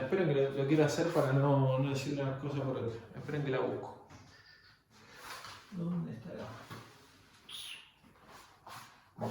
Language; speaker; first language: Spanish; native; Spanish